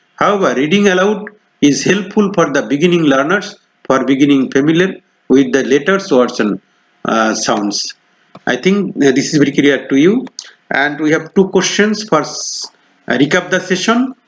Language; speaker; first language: English; non-native, local second language; Bangla